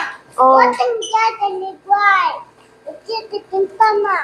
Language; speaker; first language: Russian; early bilingual, heritage; Russian